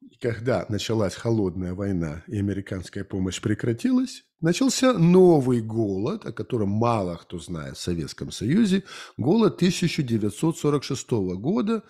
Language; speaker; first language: Russian; native; Russian